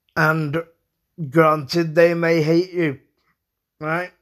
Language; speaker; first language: English; native; English